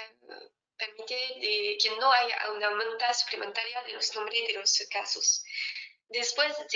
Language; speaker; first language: Spanish; non-native, fluent; French